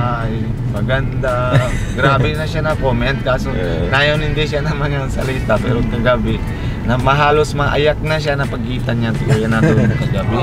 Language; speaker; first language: Filipino; non-native, local second language; Cebuano